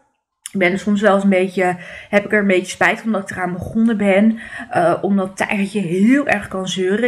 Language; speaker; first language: Dutch; native; Dutch